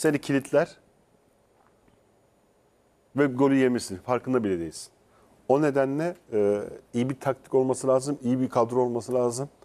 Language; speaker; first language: Turkish; native; Turkish